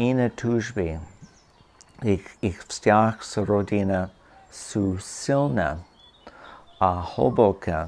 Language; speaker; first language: Slovak; non-native, fluent; English